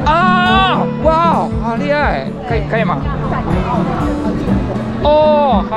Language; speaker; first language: Chinese; non-native, learner; Japanese